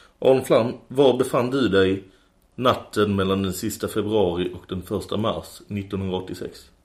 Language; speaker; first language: Swedish; native; Swedish